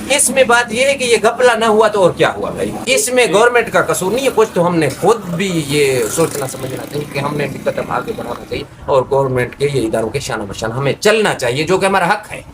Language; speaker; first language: Urdu; non-native, local second language; Punjabi